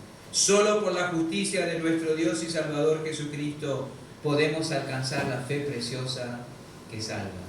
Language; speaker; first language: Spanish; native; Spanish